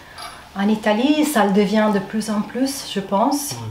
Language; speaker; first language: French; non-native, fluent; Italian